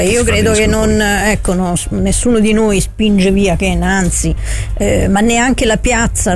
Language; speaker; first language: Italian; native; Italian